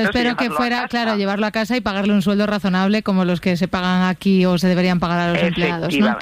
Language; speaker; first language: Spanish; native; Spanish